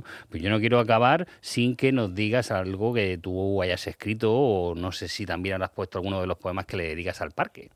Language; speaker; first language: Spanish; native; Spanish